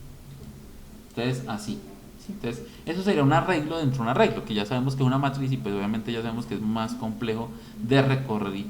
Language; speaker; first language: Spanish; native; Spanish